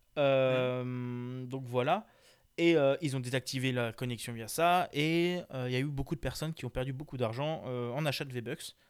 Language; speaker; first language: French; native; French